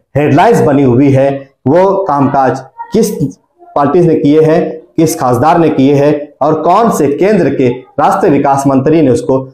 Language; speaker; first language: Hindi; non-native, local second language; Urdu